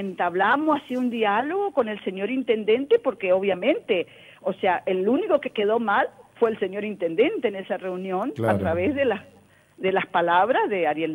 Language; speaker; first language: Spanish; native; Spanish